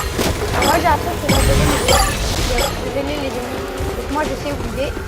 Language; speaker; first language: French; native; French